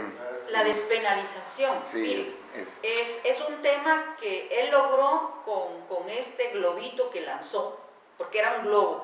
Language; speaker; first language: Spanish; native; Spanish